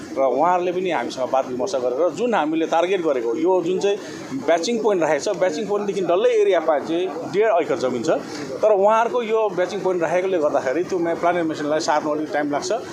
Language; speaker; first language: Nepali; native; Nepali